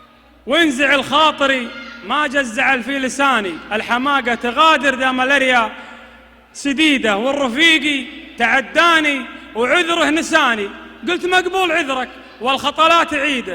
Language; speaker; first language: Arabic; native; Arabic